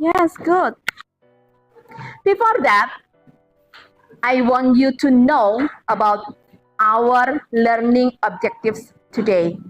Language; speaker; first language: English; non-native, fluent; Indonesian